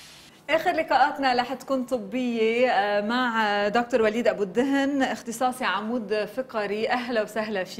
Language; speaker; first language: Arabic; native; Arabic